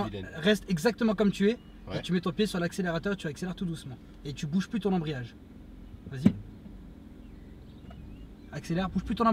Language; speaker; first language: French; native; French